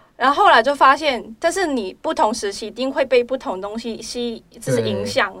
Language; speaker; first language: Chinese; non-native, local second language; Cantonese